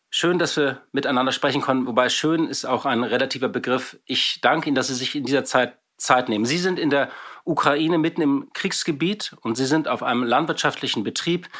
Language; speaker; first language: German; native; German